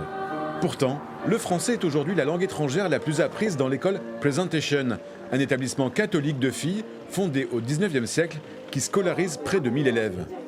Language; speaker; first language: French; native; French